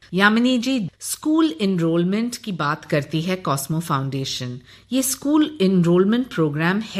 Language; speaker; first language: Hindi; native; Hindi